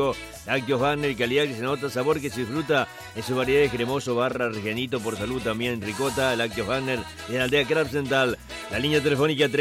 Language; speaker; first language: Spanish; native; Spanish